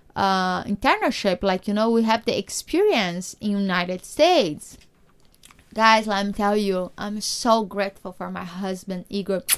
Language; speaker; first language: English; non-native, learner; Portuguese